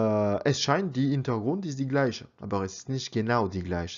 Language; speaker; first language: German; non-native, learner; French